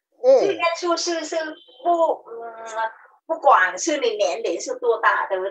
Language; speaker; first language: Chinese; non-native, learner; Vietnamese